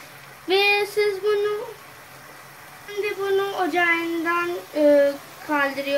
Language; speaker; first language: Turkish; non-native, learner; Urdu